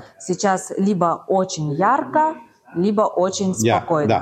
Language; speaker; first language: Russian; native; Russian